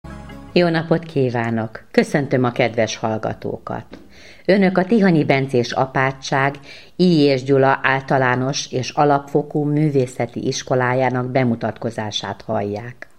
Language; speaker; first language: Hungarian; native; Hungarian